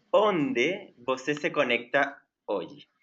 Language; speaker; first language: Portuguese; non-native, learner; Spanish